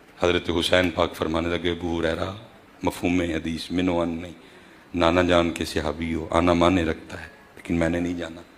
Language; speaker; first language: Urdu; non-native, local second language; Punjabi